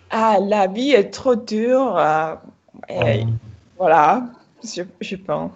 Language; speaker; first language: French; non-native, fluent; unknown